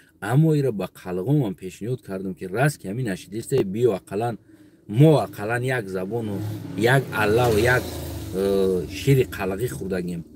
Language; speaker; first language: Tajik; non-native, local second language; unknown